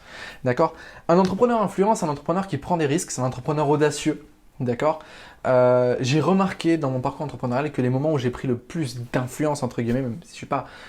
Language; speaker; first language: French; native; French